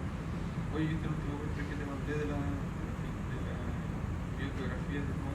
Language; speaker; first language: Spanish; native; Spanish